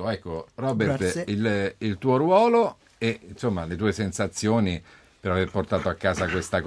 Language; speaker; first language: Italian; native; Italian